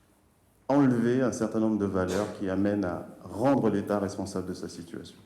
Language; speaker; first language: French; native; French